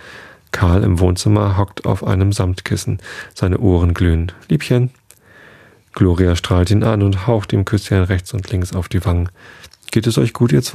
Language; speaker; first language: German; native; German